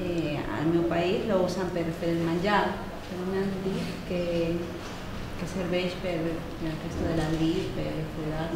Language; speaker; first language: Catalan; non-native, learner; Spanish